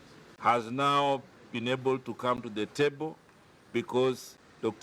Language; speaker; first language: English; non-native, local second language; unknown